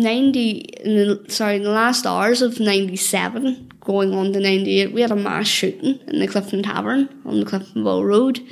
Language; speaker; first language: English; native; English